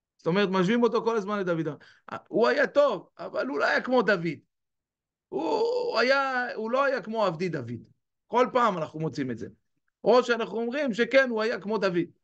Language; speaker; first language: Hebrew; native; Hebrew